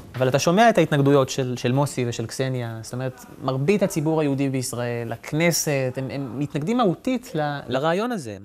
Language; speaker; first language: Hebrew; native; Hebrew